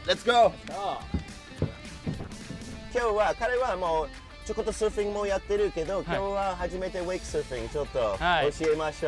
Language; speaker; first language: Japanese; non-native, fluent; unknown